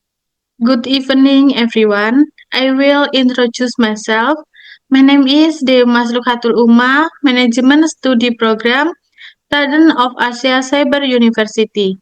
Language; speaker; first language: English; non-native, learner; Indonesian